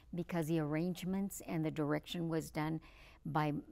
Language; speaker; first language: English; early bilingual, other home language; Spanish